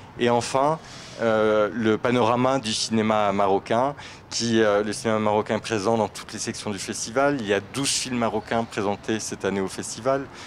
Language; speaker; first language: French; native; French